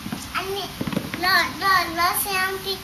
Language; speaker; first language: Hebrew; early bilingual, heritage; Hebrew